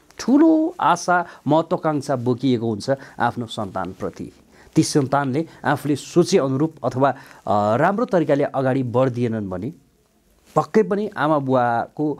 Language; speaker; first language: Nepali; native; Nepali